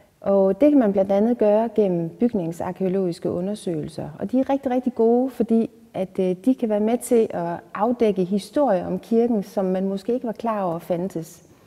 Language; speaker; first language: Danish; native; Danish